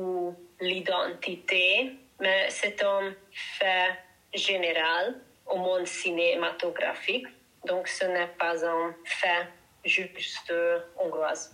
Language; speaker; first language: French; non-native, learner; Hungarian